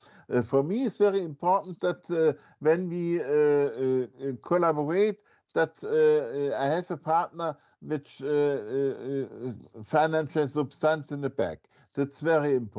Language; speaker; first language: English; non-native, fluent; German